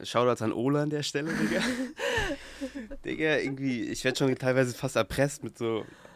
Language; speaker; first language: German; native; German